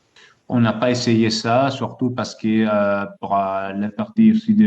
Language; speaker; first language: French; non-native, fluent; Italian